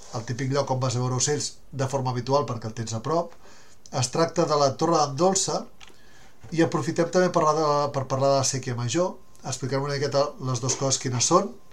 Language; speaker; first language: Catalan; native; Catalan